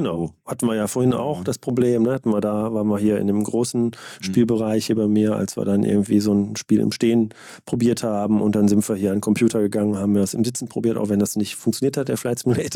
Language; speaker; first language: German; native; German